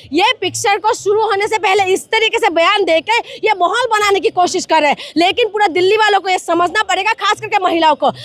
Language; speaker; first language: Hindi; non-native, local second language; Manipuri